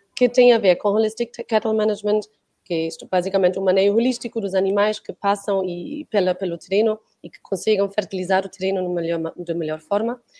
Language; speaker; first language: Portuguese; non-native, fluent; German